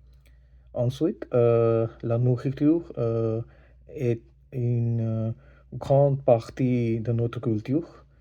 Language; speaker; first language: French; non-native, learner; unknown